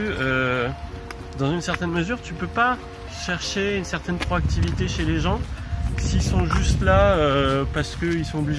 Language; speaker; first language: French; native; French